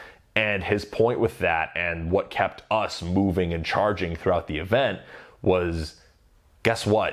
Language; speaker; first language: English; native; English